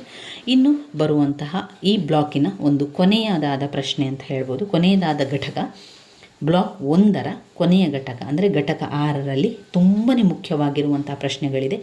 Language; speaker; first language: Kannada; native; Kannada